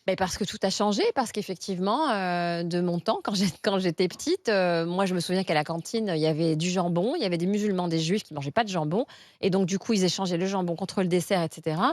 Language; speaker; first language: French; native; French